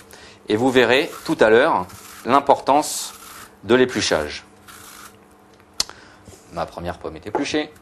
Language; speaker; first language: French; native; French